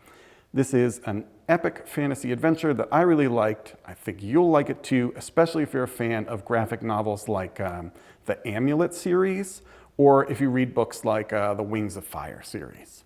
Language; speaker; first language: English; native; English